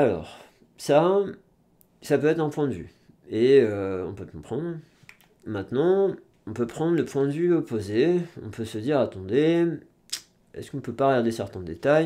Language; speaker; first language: French; native; French